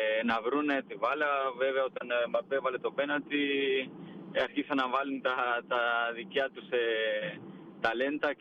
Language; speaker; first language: Greek; non-native, fluent; Spanish